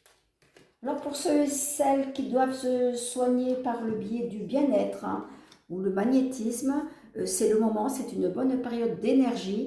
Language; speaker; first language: French; native; French